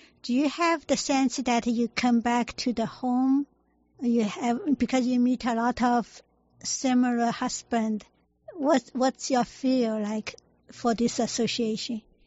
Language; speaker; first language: English; non-native, fluent; Chinese